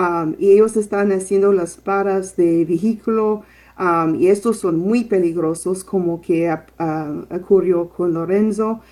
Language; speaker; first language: Spanish; non-native, fluent; English